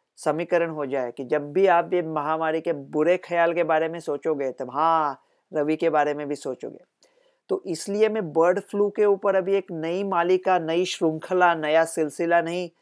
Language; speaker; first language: Hindi; non-native, local second language; Marathi